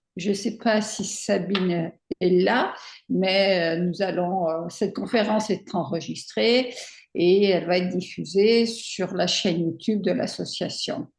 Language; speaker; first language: French; native; French